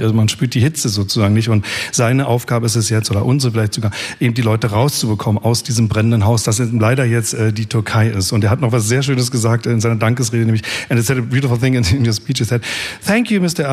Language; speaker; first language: German; native; German